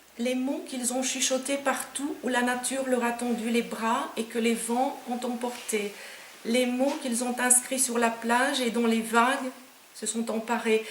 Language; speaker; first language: French; non-native, fluent; Romanian